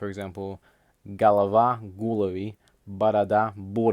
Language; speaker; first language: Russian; non-native, fluent; English